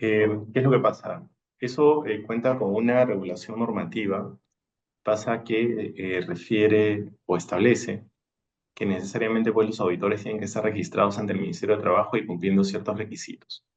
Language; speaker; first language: Spanish; native; Spanish